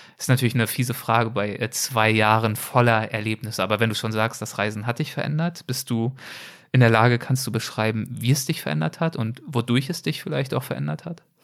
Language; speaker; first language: German; native; German